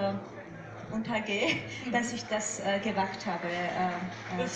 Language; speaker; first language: German; non-native, fluent; Georgian